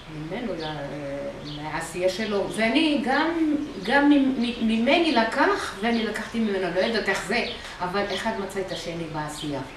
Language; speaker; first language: Hebrew; non-native, fluent; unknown